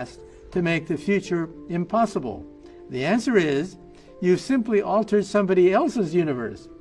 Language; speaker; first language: English; native; English